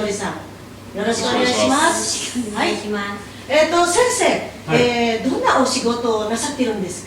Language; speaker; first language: Japanese; non-native, learner; Filipino